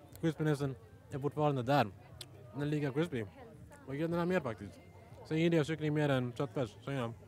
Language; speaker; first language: Swedish; native; Swedish